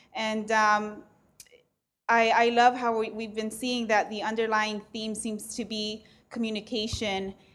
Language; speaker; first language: English; early bilingual, other home language; Spanish